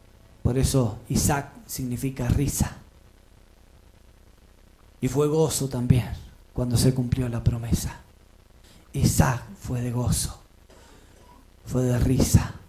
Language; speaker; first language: Spanish; native; Spanish